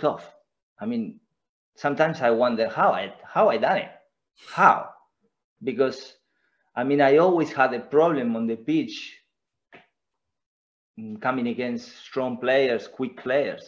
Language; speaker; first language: English; non-native, fluent; Spanish